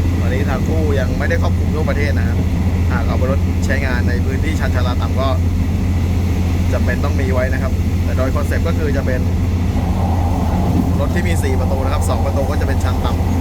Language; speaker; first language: Thai; native; Thai